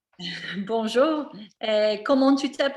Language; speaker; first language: French; non-native, fluent; English